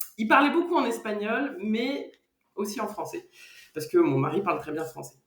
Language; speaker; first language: French; native; French